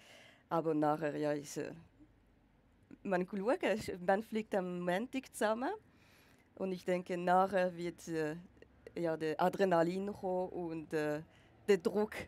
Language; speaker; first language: German; non-native, local second language; French